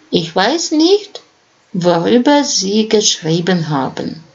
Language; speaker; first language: German; non-native, fluent; Russian